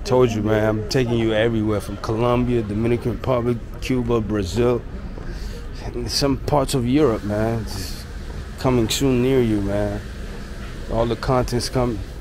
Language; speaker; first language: English; native; English